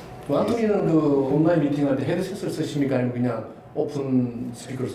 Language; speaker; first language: Korean; native; Korean